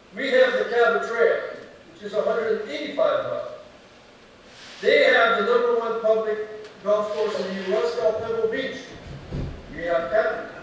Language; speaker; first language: English; native; English